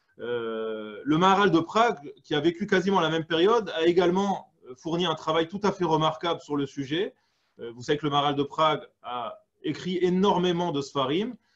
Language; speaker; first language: French; native; French